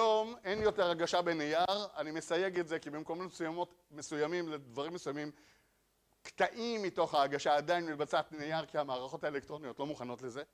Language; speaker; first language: Hebrew; native; Hebrew